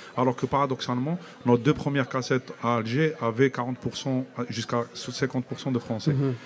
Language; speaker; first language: French; non-native, local second language; Kabyle